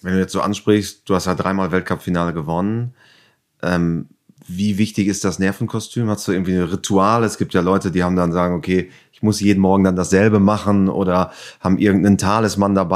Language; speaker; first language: German; native; German